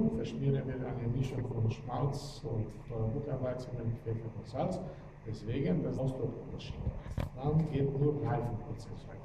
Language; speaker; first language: German; non-native, fluent; Slovenian